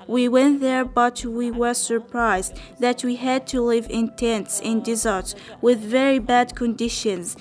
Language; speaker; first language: English; non-native, fluent; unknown